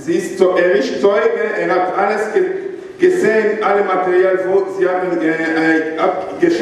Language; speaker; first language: German; non-native, learner; Lingala